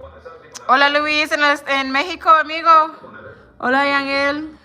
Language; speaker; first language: Spanish; non-native, learner; English